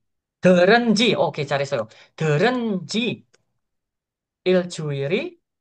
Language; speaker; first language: Korean; non-native, fluent; Indonesian